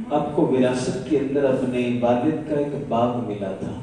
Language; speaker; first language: Urdu; non-native, local second language; Punjabi